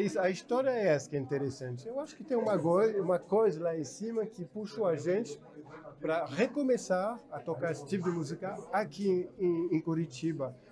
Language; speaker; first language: Portuguese; non-native, fluent; French